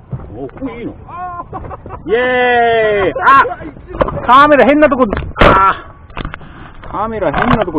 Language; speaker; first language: Japanese; native; Japanese